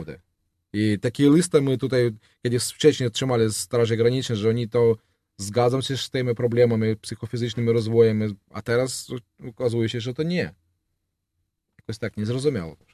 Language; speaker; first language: Polish; non-native, learner; Russian